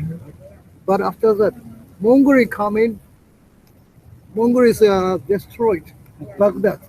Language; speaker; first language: English; non-native, learner; Japanese